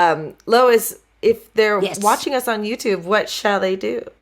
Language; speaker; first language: English; native; English